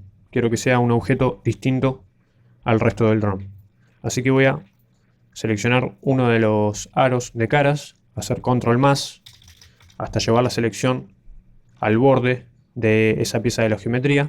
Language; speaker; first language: Spanish; native; Spanish